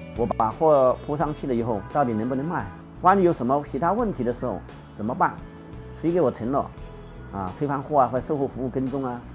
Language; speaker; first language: Chinese; non-native, local second language; Hakka Chinese